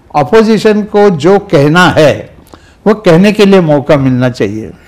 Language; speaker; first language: Hindi; non-native, local second language; Marathi